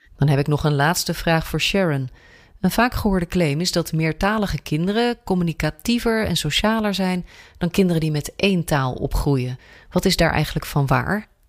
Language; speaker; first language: Dutch; native; Dutch